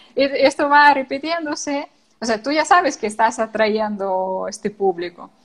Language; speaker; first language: Spanish; non-native, fluent; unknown